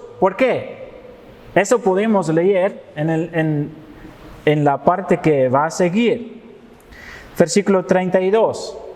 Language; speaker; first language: Spanish; non-native, fluent; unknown